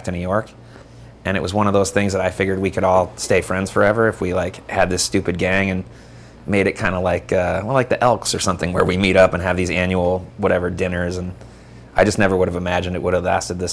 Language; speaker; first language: English; native; English